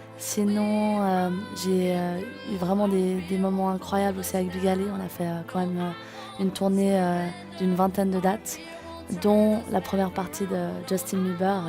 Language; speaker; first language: French; native; French